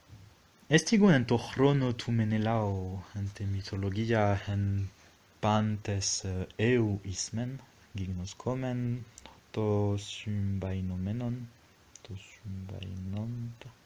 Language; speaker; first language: Greek; non-native, fluent; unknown